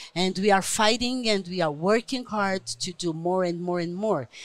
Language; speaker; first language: English; non-native, fluent; Portuguese